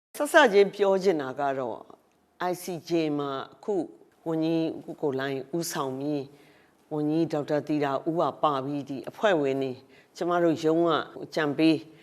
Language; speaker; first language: Burmese; native; Burmese